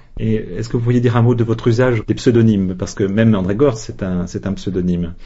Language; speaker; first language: French; native; French